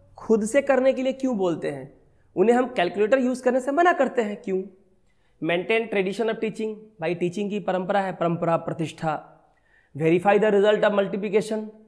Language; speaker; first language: Hindi; native; Hindi